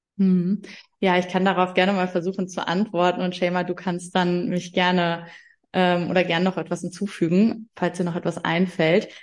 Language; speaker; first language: German; native; German